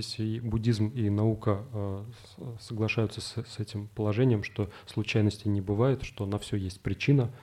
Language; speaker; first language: Russian; native; Russian